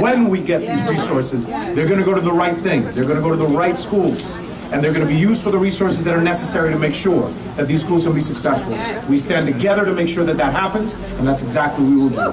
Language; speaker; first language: English; native; English